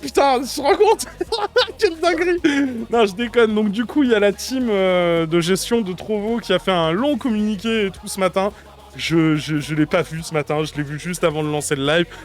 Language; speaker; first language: French; native; French